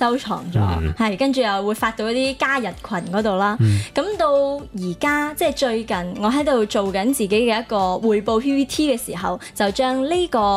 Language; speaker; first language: Cantonese; native; Cantonese